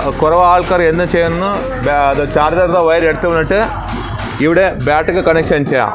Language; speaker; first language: Malayalam; non-native, fluent; Tamil